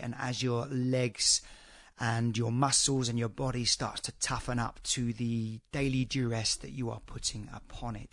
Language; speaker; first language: English; native; English